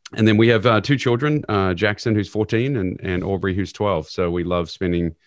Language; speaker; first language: English; native; English